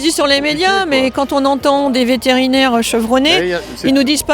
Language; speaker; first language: French; native; French